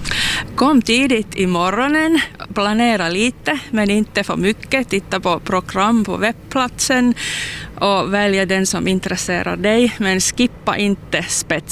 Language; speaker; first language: Swedish; non-native, local second language; Finnish